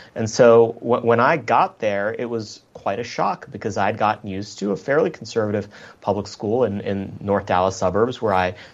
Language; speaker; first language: English; native; English